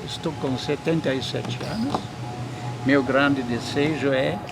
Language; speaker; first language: Portuguese; non-native, fluent; German